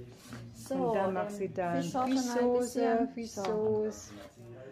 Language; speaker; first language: German; non-native, learner; Filipino